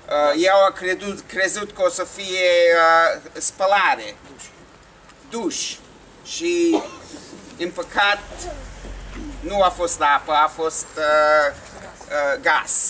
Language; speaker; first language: Romanian; non-native, learner; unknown